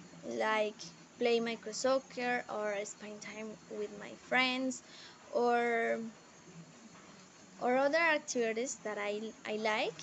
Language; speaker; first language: English; non-native, learner; Spanish